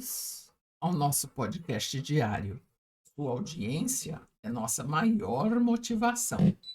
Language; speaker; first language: Portuguese; native; Portuguese